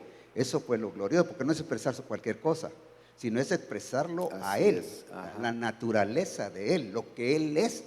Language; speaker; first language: Spanish; native; Spanish